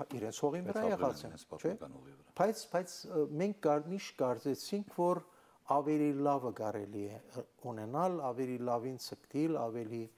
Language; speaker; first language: Armenian; native; Armenian